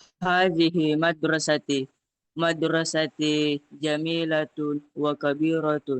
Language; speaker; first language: Arabic; non-native, learner; Indonesian